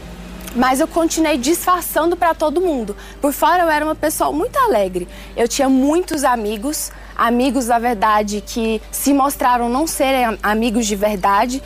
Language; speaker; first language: Portuguese; early bilingual, other home language; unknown